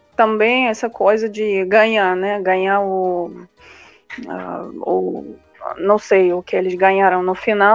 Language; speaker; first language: Portuguese; non-native, fluent; Russian